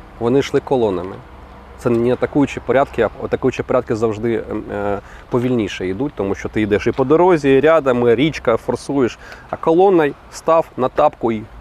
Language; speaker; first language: Ukrainian; non-native, local second language; Russian